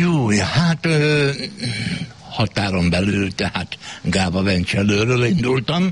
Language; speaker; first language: Hungarian; native; Hungarian